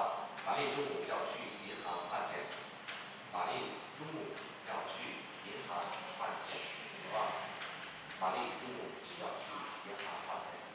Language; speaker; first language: Chinese; non-native, fluent; Vietnamese